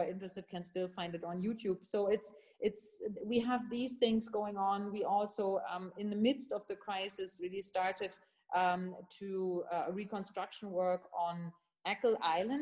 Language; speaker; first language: English; non-native, fluent; German